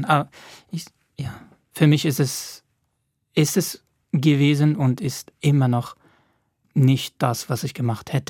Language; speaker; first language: German; non-native, fluent; Arabic